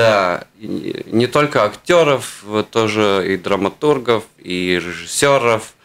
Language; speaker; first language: Russian; non-native, fluent; Latvian